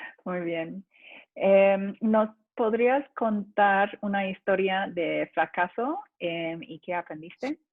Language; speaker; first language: Spanish; non-native, fluent; English